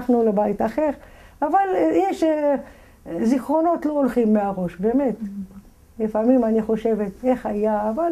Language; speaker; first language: Hebrew; non-native, fluent; Arabic